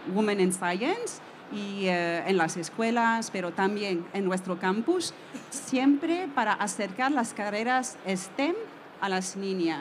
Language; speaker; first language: Spanish; non-native, fluent; French